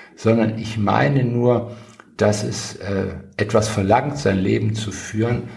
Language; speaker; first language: German; native; German